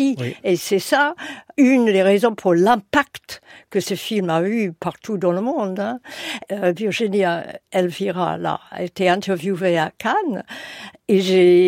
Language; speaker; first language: French; non-native, fluent; English